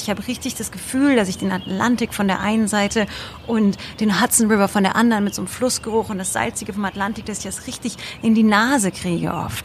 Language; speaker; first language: German; native; German